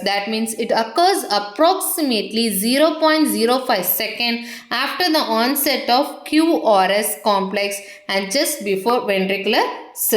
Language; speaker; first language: English; non-native, local second language; Tamil